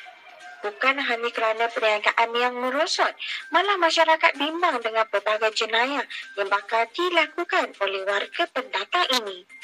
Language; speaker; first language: Malay; native; Malay